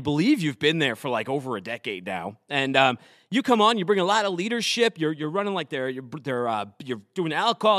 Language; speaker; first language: English; native; English